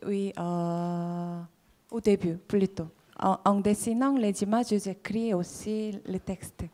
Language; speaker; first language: French; non-native, fluent; Korean